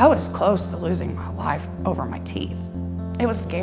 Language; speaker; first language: English; native; English